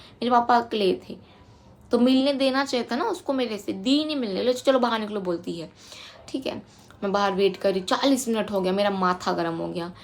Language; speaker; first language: Hindi; non-native, local second language; Bangla